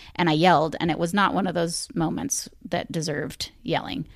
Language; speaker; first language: English; native; English